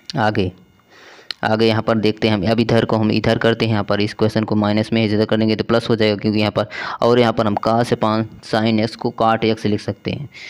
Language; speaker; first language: Hindi; native; Hindi